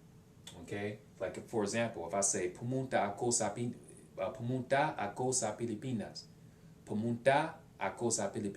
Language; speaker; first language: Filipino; non-native, learner; English